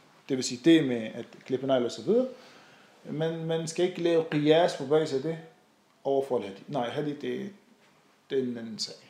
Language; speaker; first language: Danish; non-native, fluent; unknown